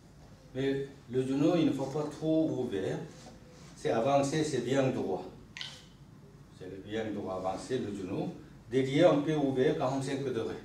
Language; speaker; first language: French; non-native, learner; Korean